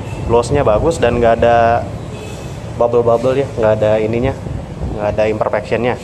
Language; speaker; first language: Indonesian; native; Indonesian